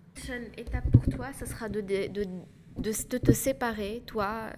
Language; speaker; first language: French; non-native, local second language; Arabic